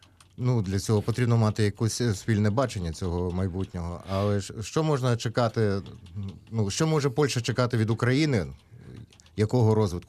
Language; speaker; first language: Ukrainian; native; Ukrainian